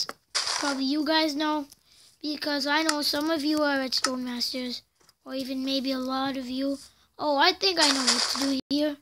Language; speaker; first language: English; native; English